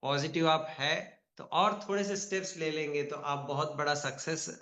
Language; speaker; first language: Hindi; non-native, local second language; Telugu